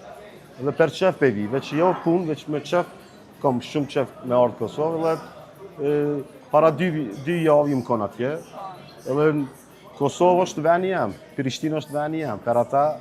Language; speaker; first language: Albanian; early bilingual, heritage; Turkish